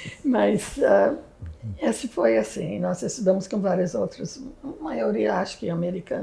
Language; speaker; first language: Portuguese; non-native, fluent; English